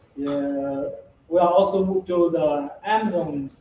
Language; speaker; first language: English; non-native, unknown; Chinese